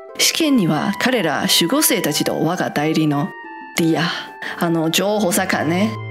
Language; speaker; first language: Japanese; non-native, fluent; Chinese